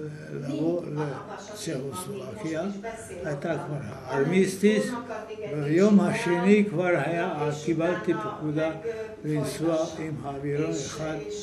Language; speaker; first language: Hebrew; non-native, fluent; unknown